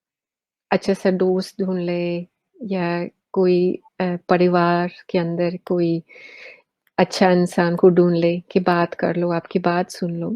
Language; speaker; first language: Hindi; early bilingual, heritage; Hindi